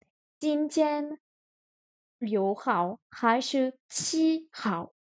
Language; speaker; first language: Chinese; non-native, learner; French